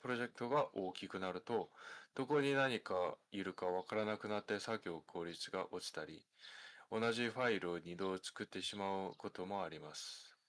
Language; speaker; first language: Japanese; non-native, fluent; Korean